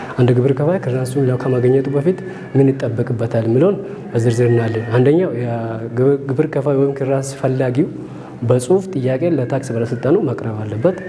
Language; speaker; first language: Amharic; native; Amharic